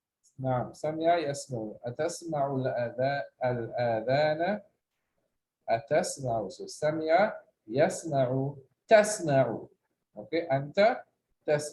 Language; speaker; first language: Arabic; non-native, fluent; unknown